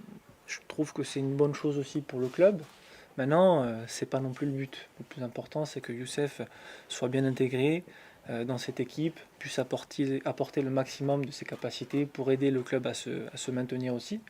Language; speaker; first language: French; native; French